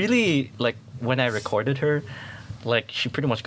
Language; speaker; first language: English; non-native, local second language; Filipino